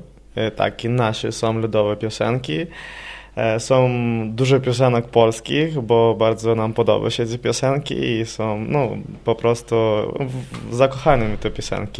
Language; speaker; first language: Polish; non-native, learner; Ukrainian